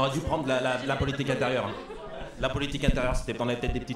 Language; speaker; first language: French; native; French